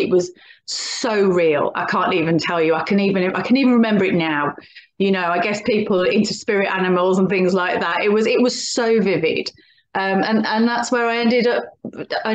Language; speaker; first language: English; native; English